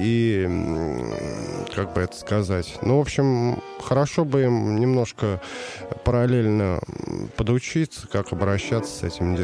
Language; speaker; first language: Russian; native; Russian